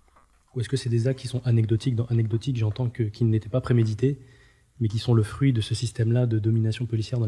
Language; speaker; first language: French; native; French